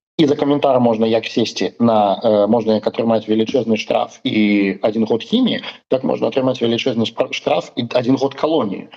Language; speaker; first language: Belarusian; non-native, local second language; Russian